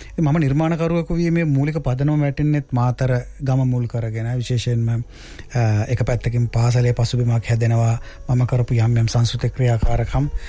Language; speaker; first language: Sinhala; non-native, local second language; Tamil